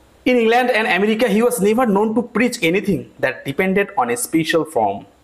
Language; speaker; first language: English; non-native, local second language; Bangla